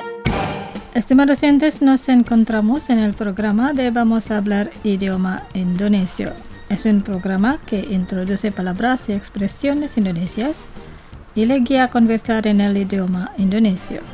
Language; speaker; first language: Spanish; non-native, fluent; Indonesian